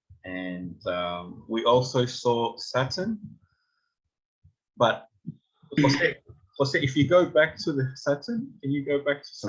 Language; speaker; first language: English; non-native, fluent; Spanish